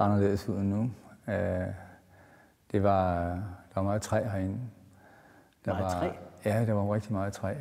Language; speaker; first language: Danish; native; Danish